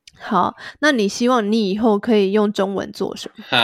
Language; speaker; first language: Chinese; native; Chinese